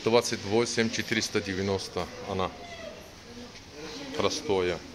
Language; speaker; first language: Russian; non-native, learner; Turkish